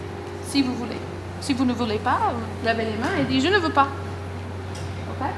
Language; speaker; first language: French; non-native, learner; English